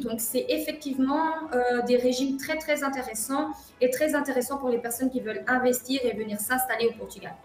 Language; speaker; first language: French; non-native, fluent; Portuguese